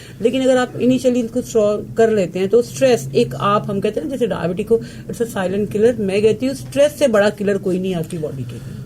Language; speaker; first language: Urdu; native; Urdu